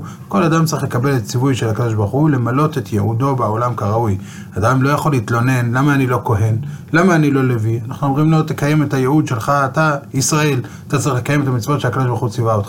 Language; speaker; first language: Hebrew; native; Hebrew